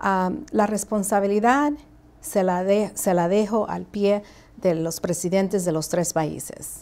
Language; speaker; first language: Spanish; early bilingual, heritage; Spanish